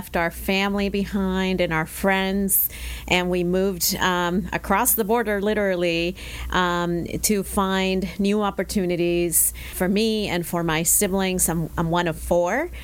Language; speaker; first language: English; early bilingual, other home language; Spanish